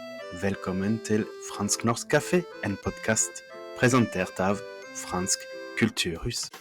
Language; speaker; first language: Norwegian; non-native, fluent; French